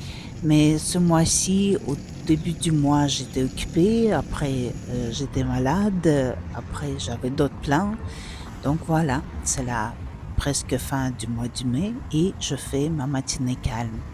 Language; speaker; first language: French; non-native, fluent; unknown